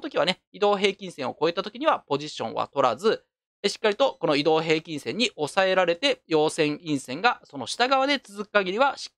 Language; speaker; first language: Japanese; native; Japanese